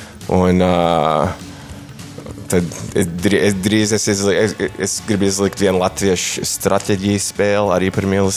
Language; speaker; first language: Latvian; early bilingual, heritage; Latvian